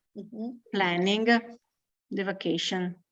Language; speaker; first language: English; non-native, learner; Italian